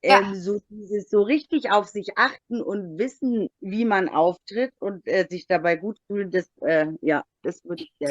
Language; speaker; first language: German; native; German